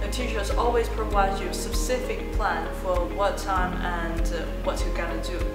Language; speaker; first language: English; non-native, fluent; Chinese